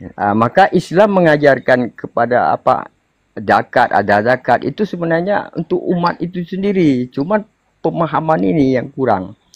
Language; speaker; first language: Indonesian; non-native, local second language; Achinese